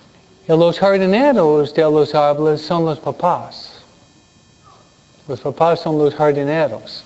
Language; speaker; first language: Spanish; non-native, fluent; English